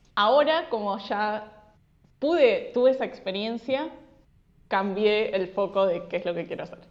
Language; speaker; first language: Spanish; native; Spanish